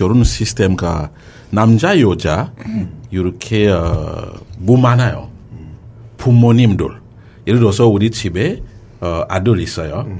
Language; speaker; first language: Korean; non-native, learner; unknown